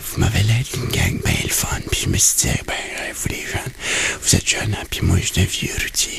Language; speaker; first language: French; native; French